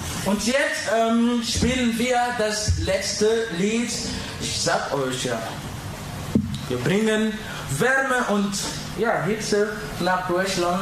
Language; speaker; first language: German; non-native, fluent; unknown